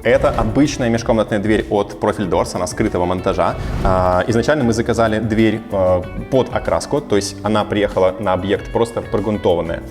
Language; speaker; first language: Russian; native; Russian